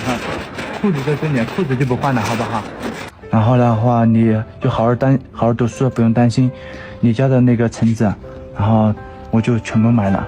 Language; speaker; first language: Chinese; native; Chinese